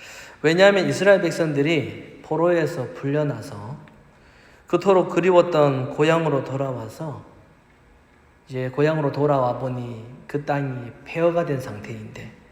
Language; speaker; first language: Korean; native; Korean